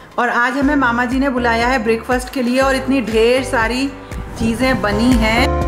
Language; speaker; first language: Hindi; native; Hindi